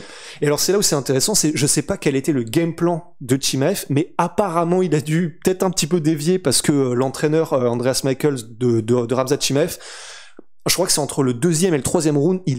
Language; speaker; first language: French; native; French